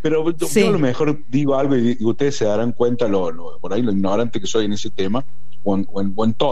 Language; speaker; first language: Spanish; native; Spanish